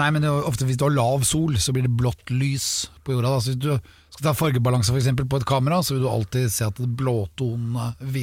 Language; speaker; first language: Norwegian; native; Norwegian